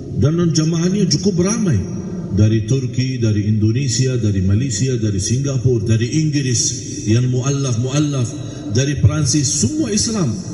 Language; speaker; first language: Malay; non-native, fluent; Arabic